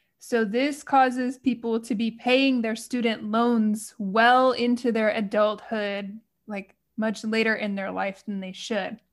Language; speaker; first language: English; native; English